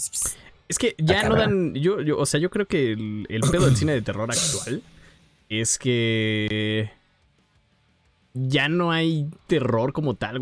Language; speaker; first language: Spanish; native; Spanish